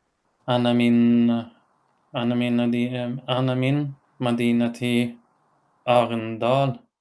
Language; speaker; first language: Arabic; non-native, learner; Norwegian